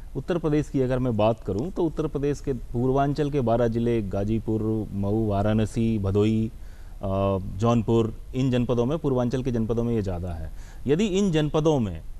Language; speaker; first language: Hindi; native; Hindi